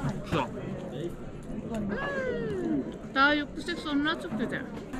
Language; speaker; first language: Turkish; non-native, learner; Korean